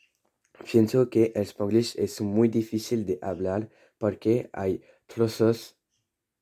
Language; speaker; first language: Spanish; non-native, learner; French